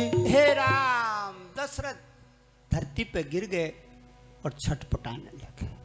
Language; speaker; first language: Hindi; native; Hindi